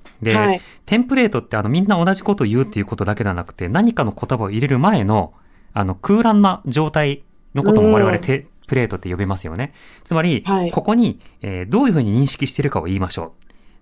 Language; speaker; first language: Japanese; native; Japanese